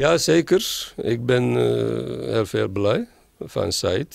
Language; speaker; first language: Dutch; non-native, learner; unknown